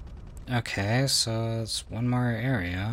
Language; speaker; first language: English; native; English